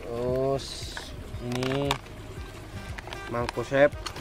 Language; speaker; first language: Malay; non-native, local second language; Javanese